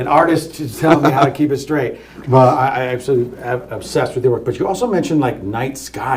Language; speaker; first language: English; native; English